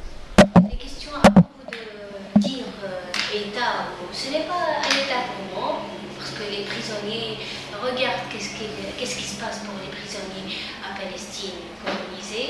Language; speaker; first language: French; non-native, learner; Arabic